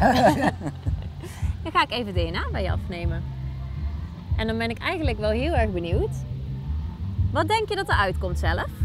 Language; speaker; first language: Dutch; native; Dutch